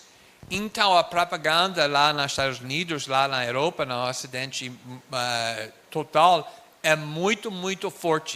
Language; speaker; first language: Portuguese; non-native, fluent; English